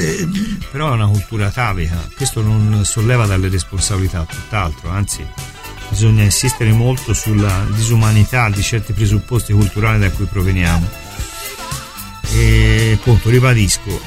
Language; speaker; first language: Italian; native; Italian